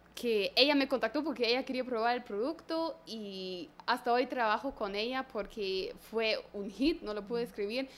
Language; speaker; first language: Spanish; non-native, fluent; German